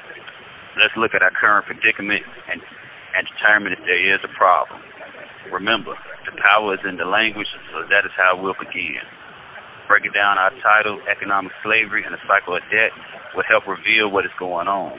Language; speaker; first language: English; native; English